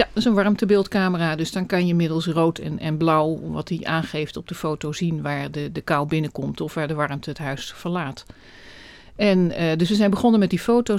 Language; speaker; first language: Dutch; native; Dutch